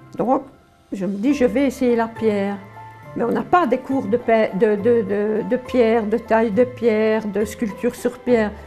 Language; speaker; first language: French; early bilingual, other home language; Polish